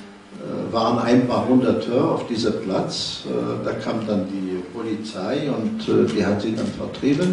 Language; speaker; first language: German; non-native, fluent; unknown